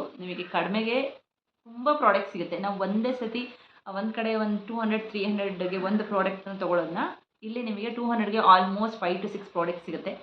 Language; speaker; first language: Kannada; native; Kannada